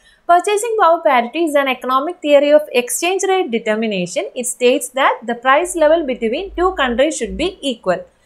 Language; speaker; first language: English; non-native, local second language; Malayalam